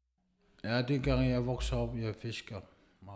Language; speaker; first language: Danish; non-native, local second language; Kalaallisut